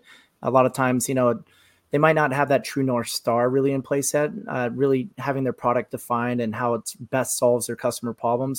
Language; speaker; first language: English; native; English